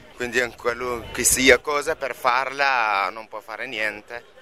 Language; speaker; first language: Italian; non-native, learner; Arabic